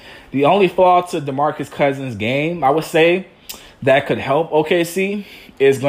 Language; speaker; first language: English; native; English